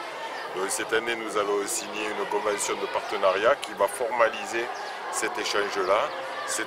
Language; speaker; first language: French; native; French